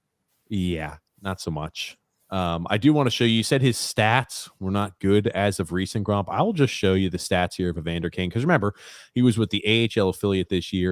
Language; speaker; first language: English; native; English